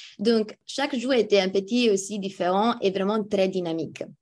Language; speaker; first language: French; non-native, fluent; Italian